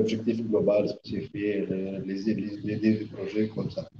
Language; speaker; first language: French; non-native, learner; Arabic